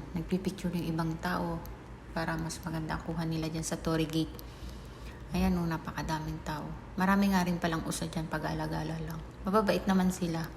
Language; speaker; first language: Filipino; native; Filipino